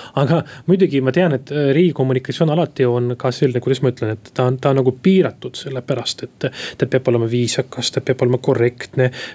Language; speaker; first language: Estonian; non-native, local second language; Russian